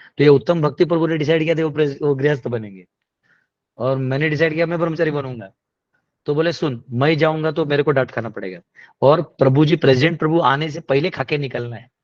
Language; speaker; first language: Hindi; non-native, local second language; Marathi